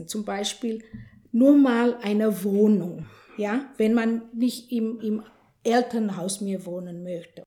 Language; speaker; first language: German; non-native, fluent; Afrikaans